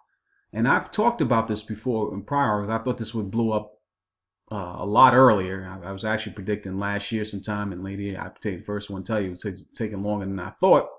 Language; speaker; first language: English; native; English